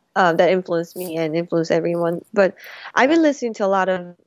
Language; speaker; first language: English; early bilingual, other home language; Korean